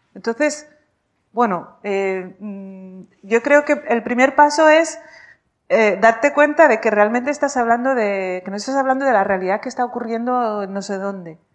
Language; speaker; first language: Spanish; native; Spanish